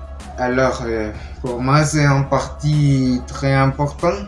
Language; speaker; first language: French; non-native, learner; Spanish